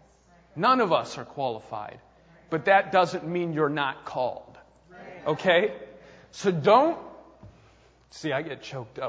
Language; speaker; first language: English; native; English